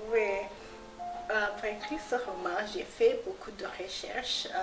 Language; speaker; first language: French; non-native, fluent; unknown